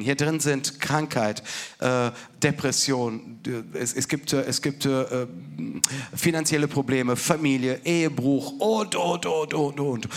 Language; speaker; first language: German; non-native, fluent; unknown